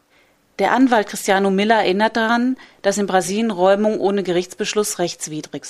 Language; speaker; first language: German; native; German